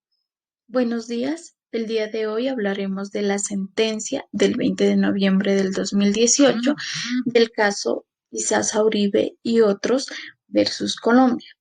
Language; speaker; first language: Spanish; native; Spanish